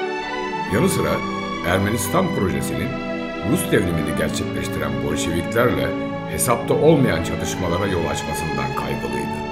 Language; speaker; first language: Turkish; native; Turkish